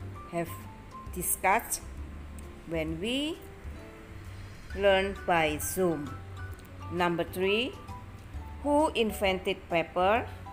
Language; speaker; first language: English; non-native, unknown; Indonesian